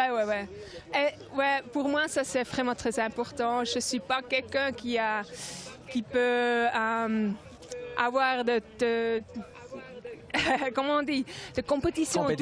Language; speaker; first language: French; non-native, local second language; German